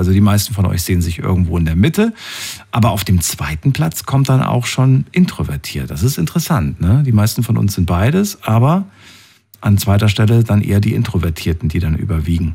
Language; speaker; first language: German; native; German